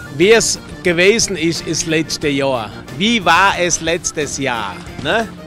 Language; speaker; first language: German; native; German